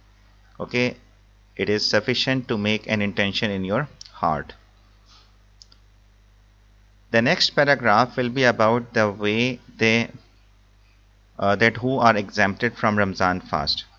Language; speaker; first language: English; non-native, local second language; Urdu